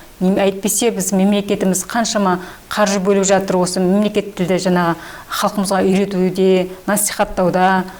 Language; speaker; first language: Kazakh; native; Kazakh